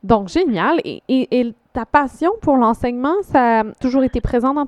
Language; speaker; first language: French; native; French